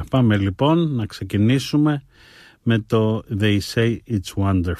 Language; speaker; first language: Greek; native; Greek